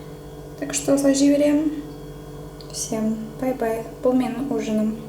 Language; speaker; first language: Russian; non-native, local second language; Kazakh